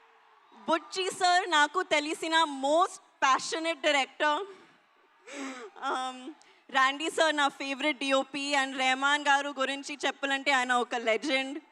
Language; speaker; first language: Telugu; non-native, learner; Hindi